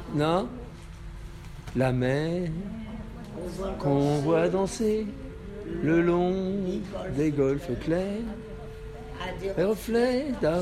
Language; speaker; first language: French; native; French